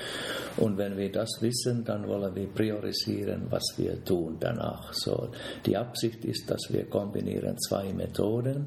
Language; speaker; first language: German; non-native, fluent; Finnish